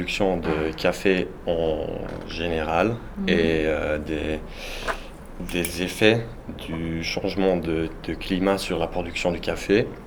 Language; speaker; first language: French; non-native, learner; Italian